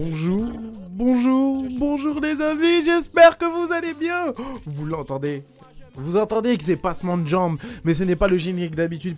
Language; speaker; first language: French; native; French